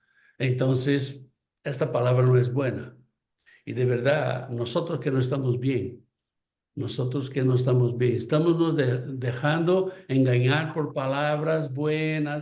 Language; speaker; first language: Spanish; non-native, fluent; Portuguese